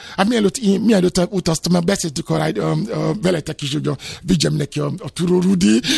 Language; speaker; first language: Hungarian; non-native, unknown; Yoruba